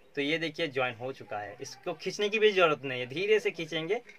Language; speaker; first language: Hindi; non-native, local second language; Bangla